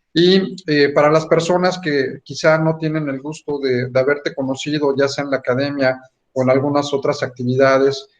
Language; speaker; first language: Spanish; native; Spanish